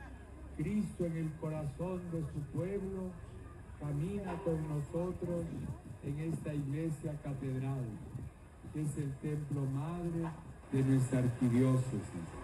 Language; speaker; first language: Spanish; native; Spanish